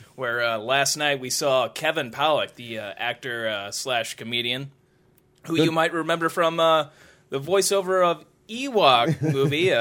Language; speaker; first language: English; native; English